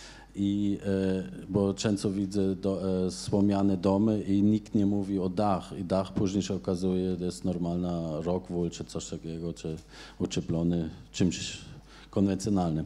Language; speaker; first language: Polish; non-native, fluent; German